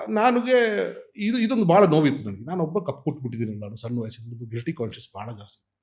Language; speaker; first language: Kannada; non-native, local second language; Malayalam